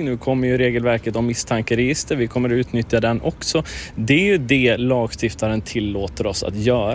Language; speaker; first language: Swedish; native; Swedish